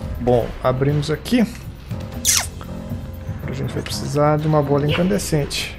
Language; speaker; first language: Portuguese; native; Portuguese